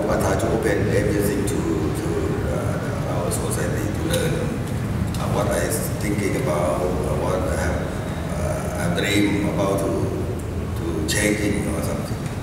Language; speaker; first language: English; non-native, learner; Thai